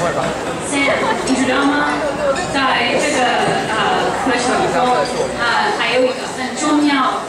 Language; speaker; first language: Chinese; non-native, learner; English